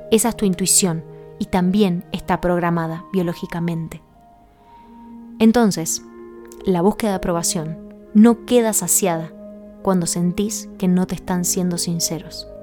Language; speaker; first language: Spanish; native; Spanish